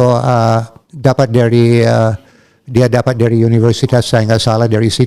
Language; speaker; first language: Indonesian; non-native, learner; English